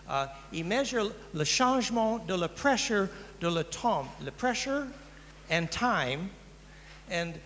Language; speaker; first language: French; non-native, learner; English